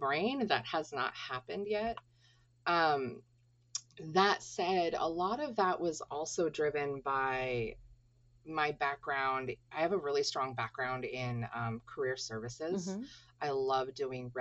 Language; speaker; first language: English; native; English